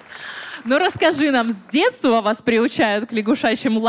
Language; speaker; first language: Russian; native; Russian